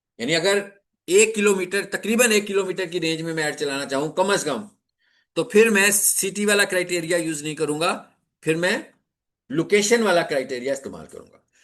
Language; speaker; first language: Urdu; non-native, local second language; Punjabi